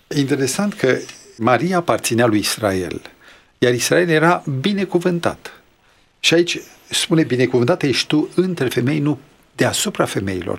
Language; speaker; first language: Romanian; native; Romanian